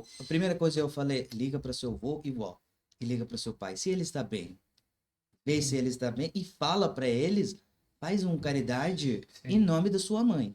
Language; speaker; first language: Portuguese; non-native, learner; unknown